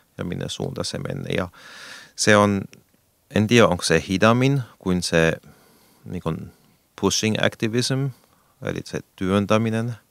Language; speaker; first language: Finnish; non-native, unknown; German